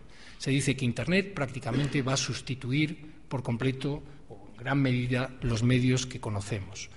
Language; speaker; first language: Spanish; native; Spanish